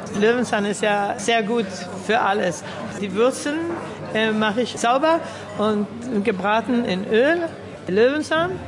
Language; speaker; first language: German; early bilingual, heritage; Swedish